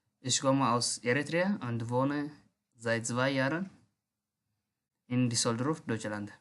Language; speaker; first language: German; non-native, learner; Tigrinya